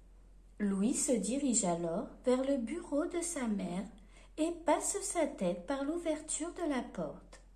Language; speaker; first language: French; native; French